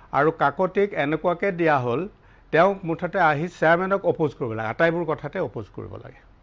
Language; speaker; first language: Assamese; native; Assamese